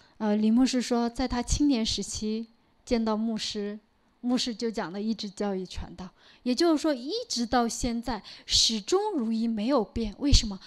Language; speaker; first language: Chinese; non-native, local second language; Korean